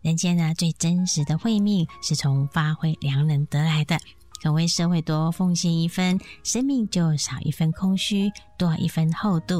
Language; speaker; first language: Chinese; native; Chinese